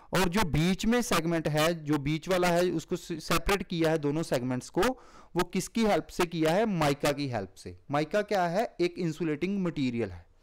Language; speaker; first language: Hindi; non-native, local second language; Punjabi